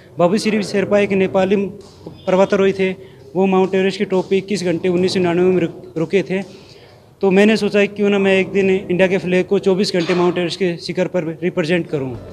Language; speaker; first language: Hindi; native; Hindi